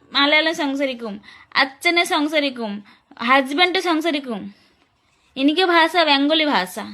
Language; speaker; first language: Malayalam; non-native, learner; Bangla